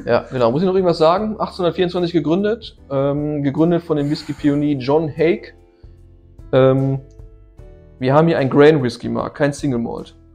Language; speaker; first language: German; native; German